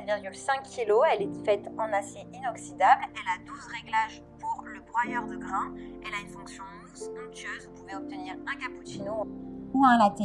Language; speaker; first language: French; native; French